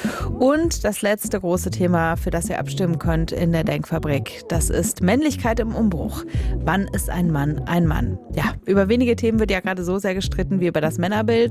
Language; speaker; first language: German; native; German